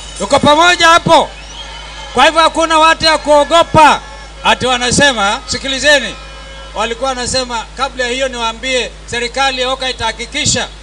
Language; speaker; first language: Swahili; non-native, local second language; Kamba